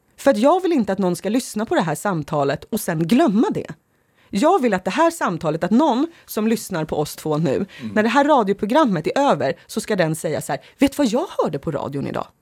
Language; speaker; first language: Swedish; early bilingual, other home language; Finnish